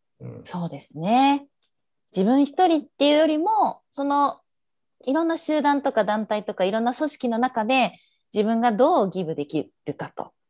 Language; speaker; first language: Japanese; native; Japanese